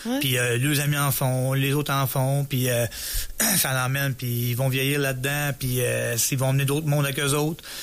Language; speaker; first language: French; native; French